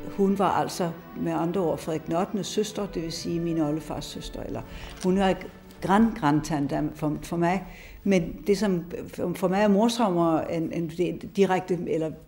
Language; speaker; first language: Danish; native; Danish